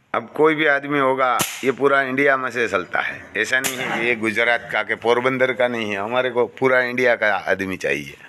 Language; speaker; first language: Hindi; non-native, local second language; Gujarati